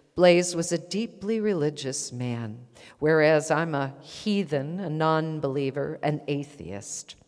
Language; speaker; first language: English; native; English